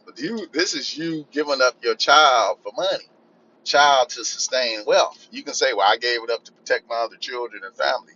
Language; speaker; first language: English; native; English